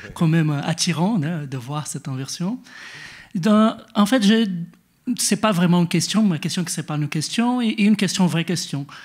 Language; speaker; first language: French; non-native, fluent; Portuguese